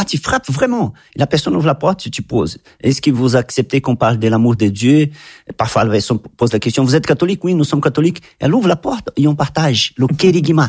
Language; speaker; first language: French; non-native, fluent; Italian